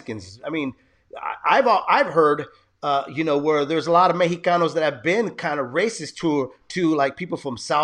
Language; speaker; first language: English; early bilingual, other home language; Spanish